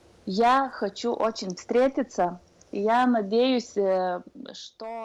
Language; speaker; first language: Russian; non-native, fluent; Lithuanian